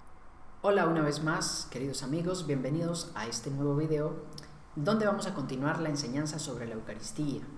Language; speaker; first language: Spanish; native; Spanish